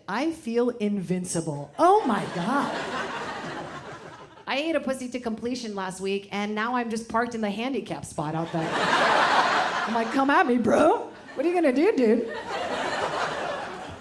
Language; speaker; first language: English; early bilingual, other home language; Portuguese